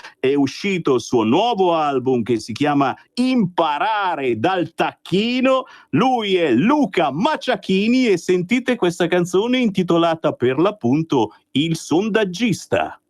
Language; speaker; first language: Italian; native; Italian